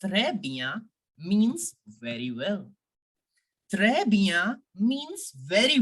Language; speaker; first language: French; non-native, fluent; Hindi